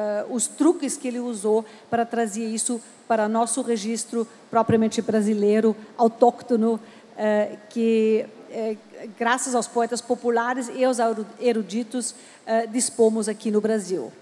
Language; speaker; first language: Portuguese; non-native, fluent; German